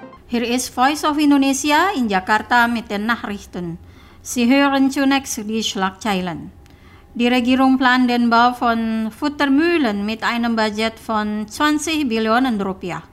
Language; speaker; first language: German; non-native, fluent; Indonesian